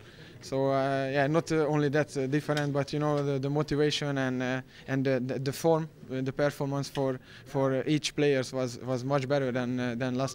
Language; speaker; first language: English; non-native, learner; Hungarian